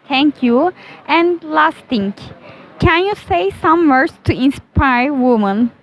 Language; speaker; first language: English; non-native, learner; Turkish